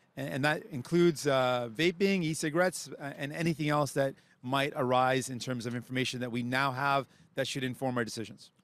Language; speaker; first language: English; early bilingual, other home language; Punjabi